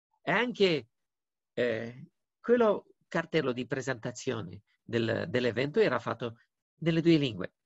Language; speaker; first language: Italian; non-native, fluent; Romanian